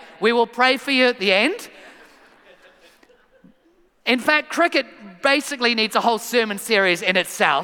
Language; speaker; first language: English; native; English